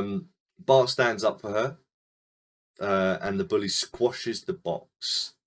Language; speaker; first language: English; native; English